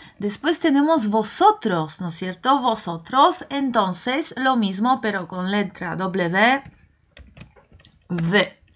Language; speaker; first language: Spanish; non-native, fluent; Polish